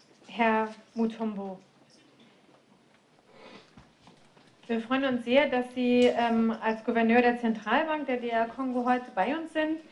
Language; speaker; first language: German; native; German